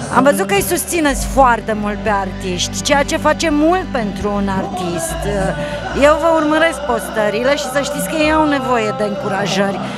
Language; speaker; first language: Romanian; native; Romanian